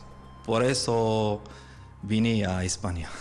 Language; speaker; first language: Spanish; non-native, fluent; Arabic